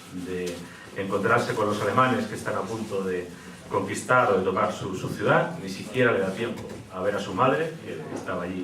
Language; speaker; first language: Spanish; native; Spanish